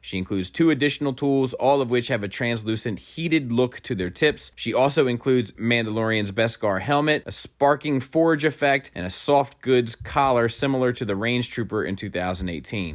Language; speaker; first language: English; native; English